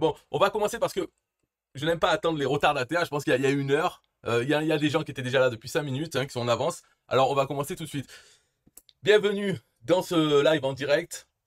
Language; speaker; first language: French; native; French